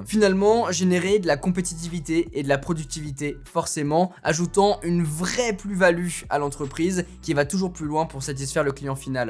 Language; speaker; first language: French; native; French